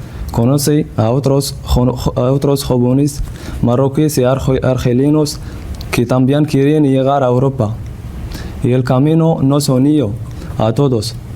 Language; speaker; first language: Spanish; non-native, learner; Central Atlas Tamazight